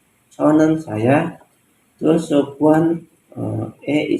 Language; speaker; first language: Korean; non-native, learner; Indonesian